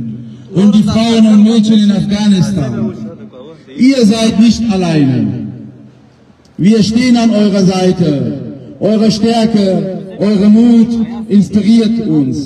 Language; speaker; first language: German; non-native, fluent; Pashto